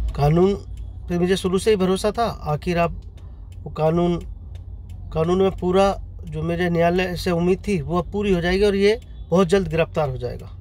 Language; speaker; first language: Hindi; native; Hindi